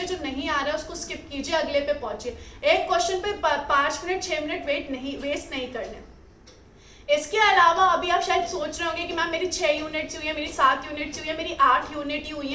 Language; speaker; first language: Hindi; native; Hindi